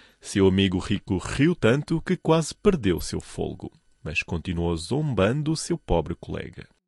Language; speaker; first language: Portuguese; non-native, fluent; Chinese